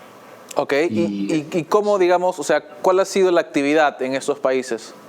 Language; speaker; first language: Spanish; native; Spanish